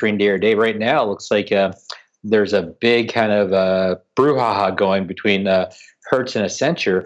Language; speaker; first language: English; native; English